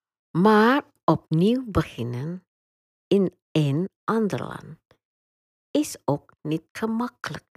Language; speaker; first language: Dutch; non-native, learner; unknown